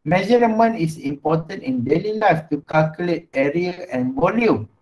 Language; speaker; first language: English; non-native, local second language; Malay